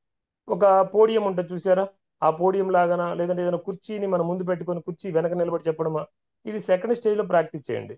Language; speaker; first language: Telugu; native; Telugu